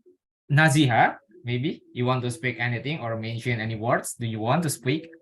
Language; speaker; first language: English; non-native, learner; Indonesian